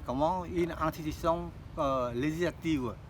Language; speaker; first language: French; non-native, fluent; Khmer